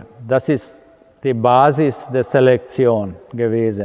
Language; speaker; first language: German; non-native, fluent; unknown